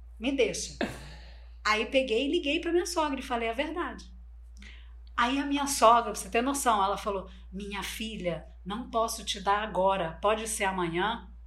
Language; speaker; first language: Portuguese; non-native, local second language; Spanish